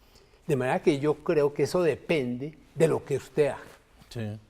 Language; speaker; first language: Spanish; native; Spanish